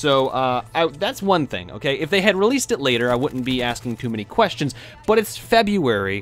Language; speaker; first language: English; native; English